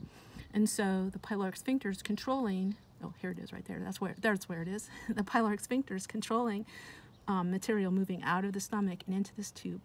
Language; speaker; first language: English; native; English